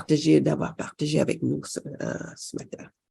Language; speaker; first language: French; non-native, fluent; English